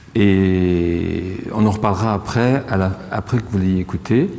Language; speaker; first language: French; native; French